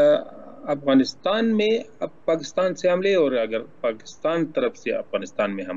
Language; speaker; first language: Hindi; non-native, learner; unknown